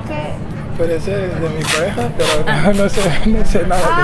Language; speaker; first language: Spanish; non-native, learner; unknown